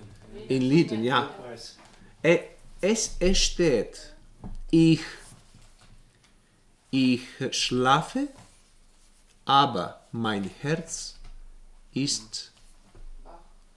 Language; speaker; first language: German; non-native, learner; Bulgarian